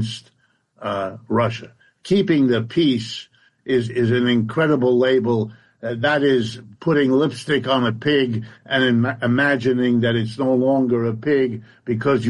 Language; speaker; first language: English; early bilingual, other home language; German